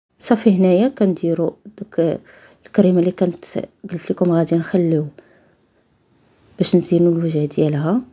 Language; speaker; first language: Arabic; native; Arabic